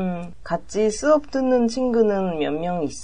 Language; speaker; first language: Korean; non-native, learner; Japanese